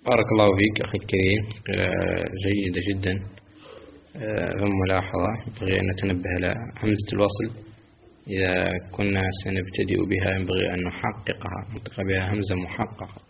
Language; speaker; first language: Arabic; native; Arabic